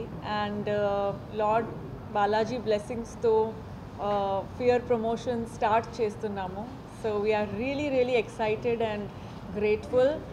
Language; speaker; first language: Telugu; non-native, fluent; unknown